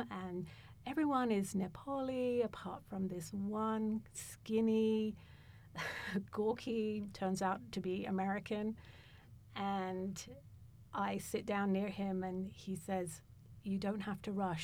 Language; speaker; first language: English; native; English